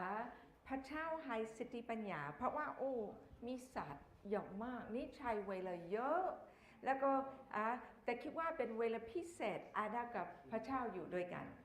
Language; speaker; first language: Thai; non-native, fluent; English